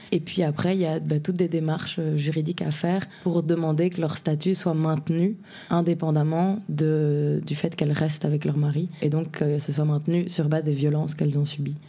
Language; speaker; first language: French; native; French